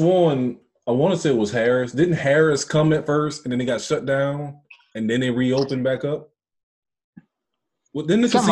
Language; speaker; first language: English; native; English